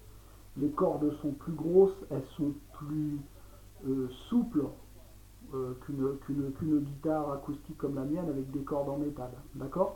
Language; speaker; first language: French; native; French